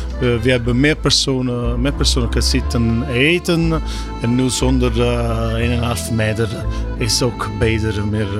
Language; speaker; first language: Dutch; non-native, learner; Italian